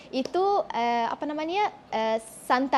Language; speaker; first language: Indonesian; non-native, fluent; Arabic